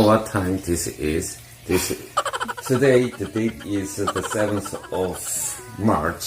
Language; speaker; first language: English; non-native, fluent; Korean